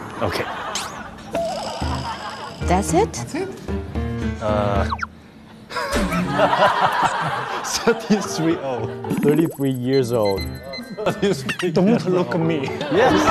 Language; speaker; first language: English; non-native, learner; Chinese